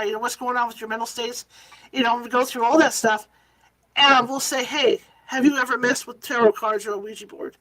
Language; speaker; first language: English; native; English